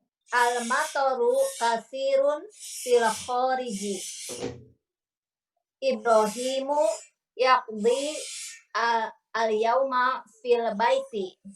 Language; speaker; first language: Arabic; non-native, learner; Indonesian